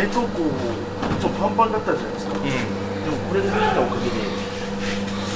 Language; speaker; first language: Japanese; native; Japanese